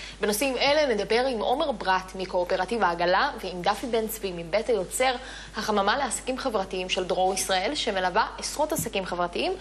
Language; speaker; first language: Hebrew; native; Hebrew